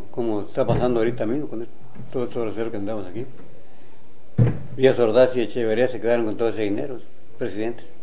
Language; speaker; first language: Spanish; native; Spanish